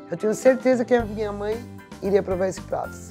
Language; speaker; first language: Portuguese; native; Portuguese